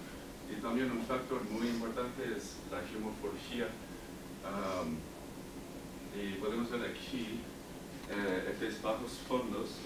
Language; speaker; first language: Spanish; non-native, learner; English